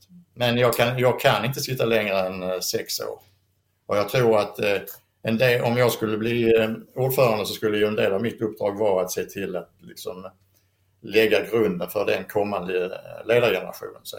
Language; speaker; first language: Swedish; native; Swedish